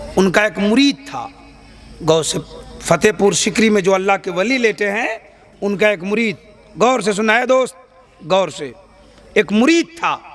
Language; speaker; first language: Hindi; native; Hindi